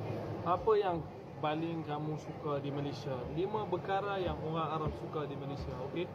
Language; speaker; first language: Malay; non-native, fluent; Arabic